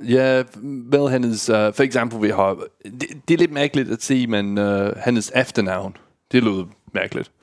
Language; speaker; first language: Danish; non-native, learner; English